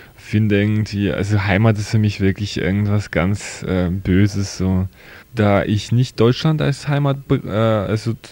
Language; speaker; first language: German; non-native, fluent; Russian